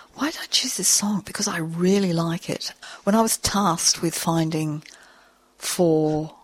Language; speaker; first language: English; native; English